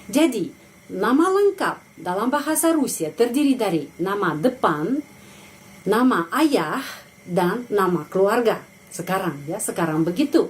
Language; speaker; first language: Indonesian; non-native, fluent; Russian